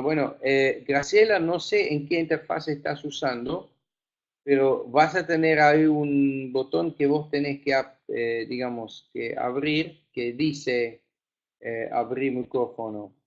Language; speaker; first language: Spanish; non-native, fluent; Afrikaans